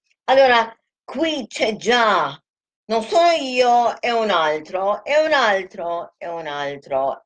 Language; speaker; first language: Italian; non-native, fluent; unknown